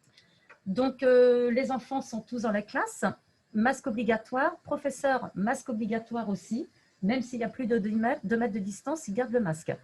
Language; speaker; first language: French; native; French